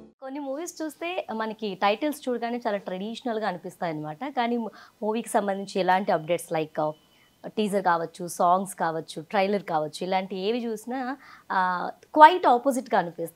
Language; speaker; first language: Telugu; native; Telugu